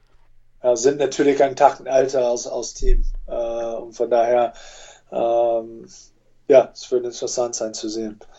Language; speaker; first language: German; non-native, fluent; English